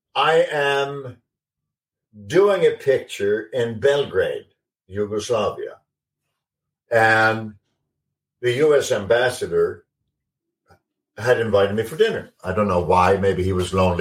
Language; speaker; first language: English; non-native, fluent; Swedish